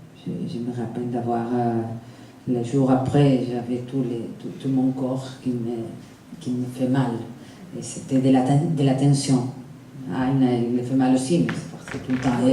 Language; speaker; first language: French; non-native, fluent; Spanish